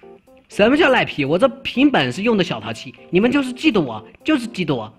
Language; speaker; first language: Chinese; native; Chinese